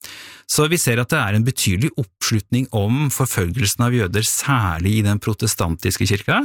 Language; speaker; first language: Norwegian; native; Norwegian